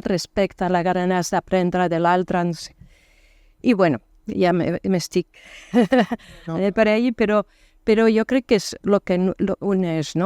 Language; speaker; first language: Catalan; non-native, fluent; French